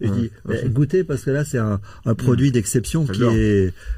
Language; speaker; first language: French; native; French